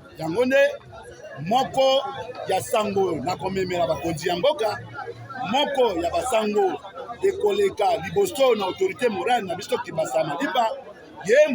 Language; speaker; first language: Lingala; native; Lingala